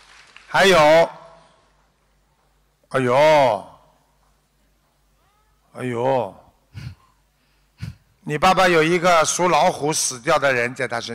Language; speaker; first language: Chinese; native; Chinese